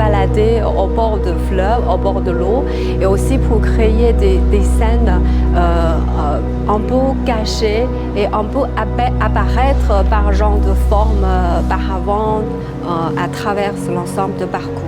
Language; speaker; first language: French; non-native, fluent; Chinese